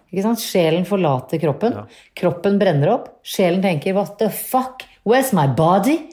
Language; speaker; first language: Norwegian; native; Norwegian